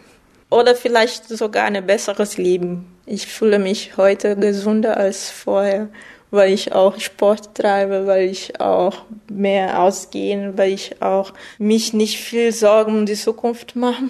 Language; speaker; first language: German; non-native, fluent; Portuguese